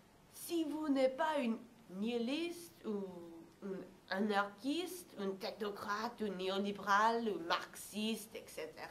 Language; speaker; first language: French; non-native, learner; English